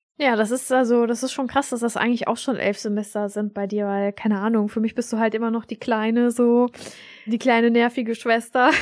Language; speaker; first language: German; early bilingual, other home language; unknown